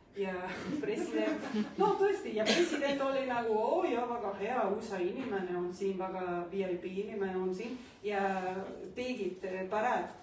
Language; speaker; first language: Estonian; non-native, learner; Spanish